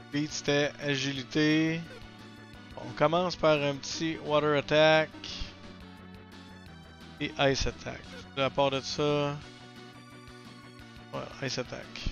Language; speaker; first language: French; native; French